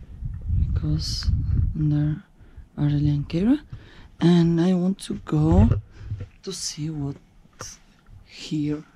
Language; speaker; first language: English; non-native, fluent; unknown